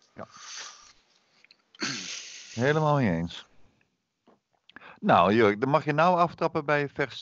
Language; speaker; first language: Dutch; native; Dutch